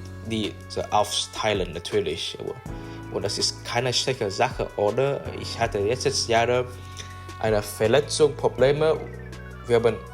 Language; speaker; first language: German; non-native, learner; English